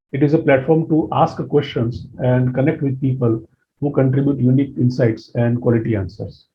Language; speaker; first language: English; non-native, local second language; Gujarati